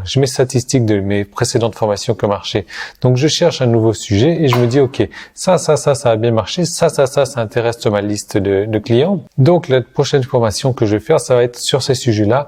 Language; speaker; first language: French; native; French